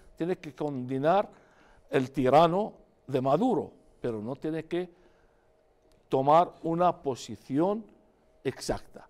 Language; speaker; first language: Spanish; non-native, fluent; Arabic